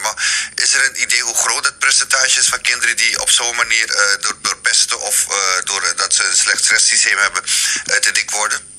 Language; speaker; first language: Dutch; native; Dutch